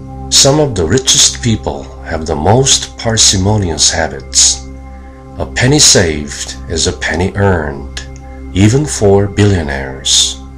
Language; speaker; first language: English; non-native, fluent; Korean